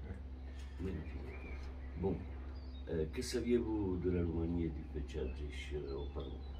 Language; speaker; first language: French; non-native, fluent; Romanian